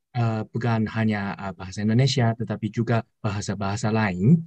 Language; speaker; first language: Indonesian; non-native, learner; Chinese